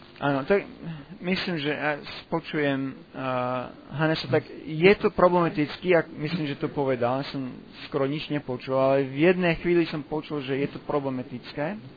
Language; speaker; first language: Slovak; non-native, fluent; English